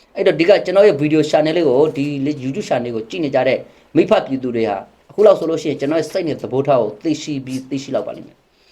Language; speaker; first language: Burmese; native; Burmese